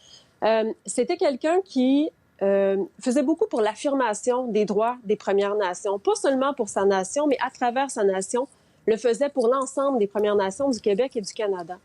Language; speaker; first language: French; native; French